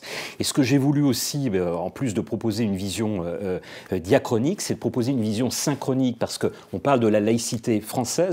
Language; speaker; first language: French; native; French